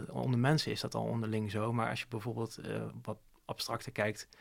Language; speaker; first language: Dutch; native; Dutch